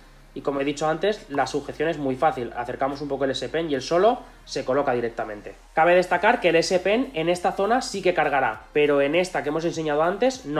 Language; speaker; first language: Spanish; native; Spanish